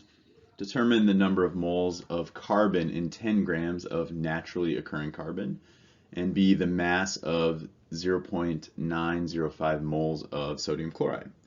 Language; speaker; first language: English; native; English